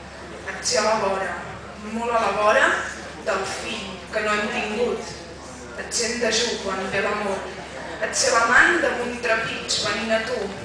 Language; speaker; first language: Catalan; native; Catalan